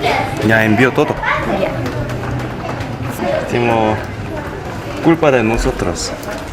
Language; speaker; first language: Spanish; non-native, learner; Korean